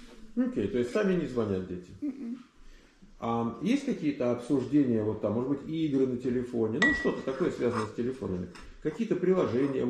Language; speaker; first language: Russian; native; Russian